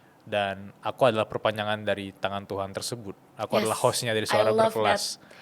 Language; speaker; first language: Indonesian; native; Indonesian